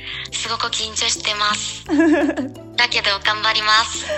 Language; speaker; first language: Japanese; non-native, fluent; Korean